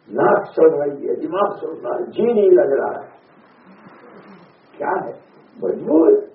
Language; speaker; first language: Urdu; non-native, local second language; Gujarati